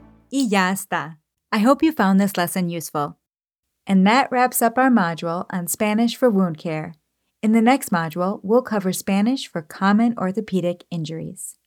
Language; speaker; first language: English; native; English